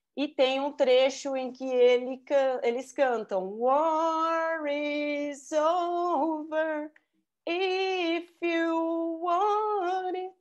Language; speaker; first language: Portuguese; native; Portuguese